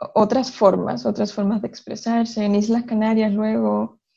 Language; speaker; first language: Spanish; native; Spanish